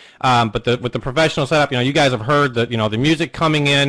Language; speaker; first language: English; native; English